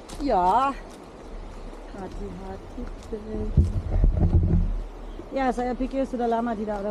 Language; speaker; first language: Indonesian; non-native, learner; English